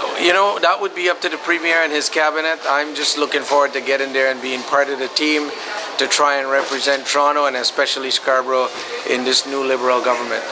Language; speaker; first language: English; native; English